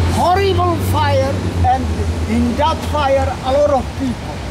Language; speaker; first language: English; non-native, learner; Amharic